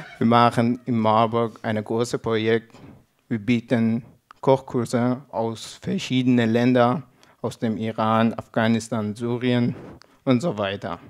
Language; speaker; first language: German; non-native, learner; Persian